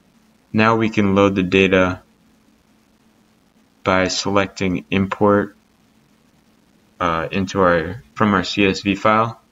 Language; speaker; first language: English; native; English